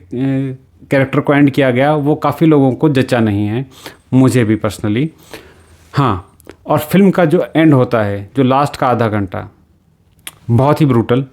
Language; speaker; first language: Hindi; native; Hindi